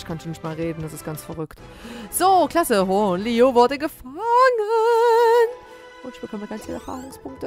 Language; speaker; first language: German; native; German